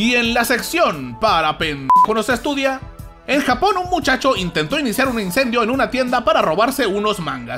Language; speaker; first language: Spanish; native; Spanish